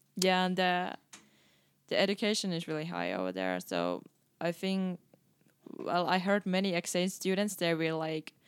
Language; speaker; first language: English; non-native, fluent; Finnish